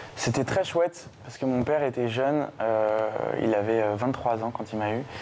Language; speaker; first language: French; native; French